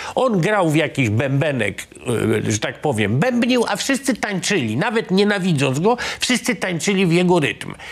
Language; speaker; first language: Polish; native; Polish